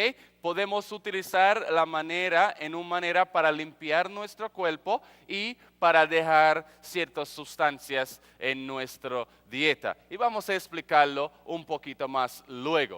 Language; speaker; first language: Spanish; non-native, fluent; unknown